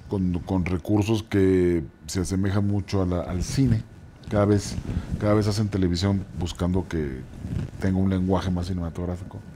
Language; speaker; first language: Spanish; native; Spanish